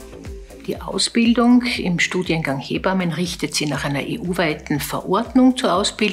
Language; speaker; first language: German; native; German